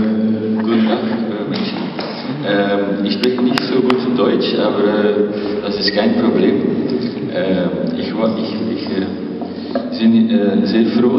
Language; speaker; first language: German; non-native, learner; Dutch